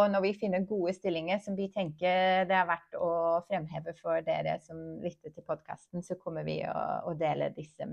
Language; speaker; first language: Norwegian; non-native, fluent; English